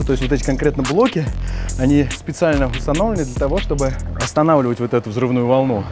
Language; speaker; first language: Russian; native; Russian